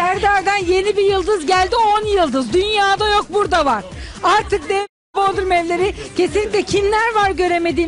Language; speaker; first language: Turkish; native; Turkish